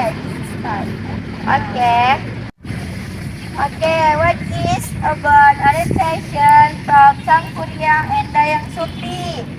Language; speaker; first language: English; non-native, learner; Indonesian